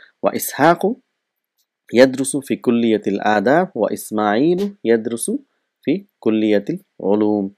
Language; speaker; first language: Arabic; non-native, fluent; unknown